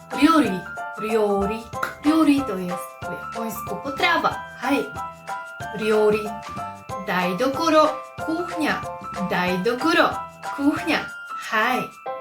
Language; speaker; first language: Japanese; non-native, fluent; Polish